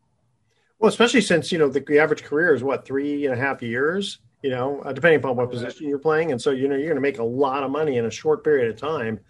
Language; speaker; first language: English; native; English